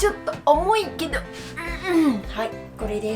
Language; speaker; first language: Japanese; non-native, learner; Vietnamese